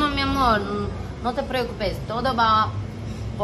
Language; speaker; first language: Spanish; non-native, learner; Turkish